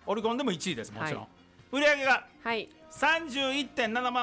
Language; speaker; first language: Japanese; native; Japanese